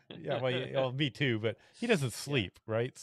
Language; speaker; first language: English; native; English